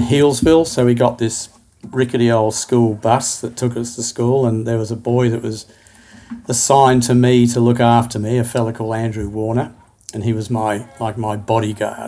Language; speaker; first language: English; native; English